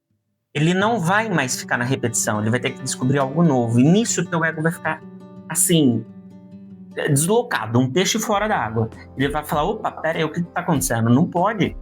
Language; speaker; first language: Portuguese; native; Portuguese